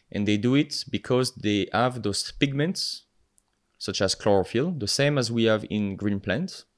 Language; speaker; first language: English; non-native, fluent; French